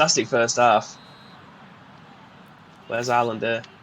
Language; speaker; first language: English; native; English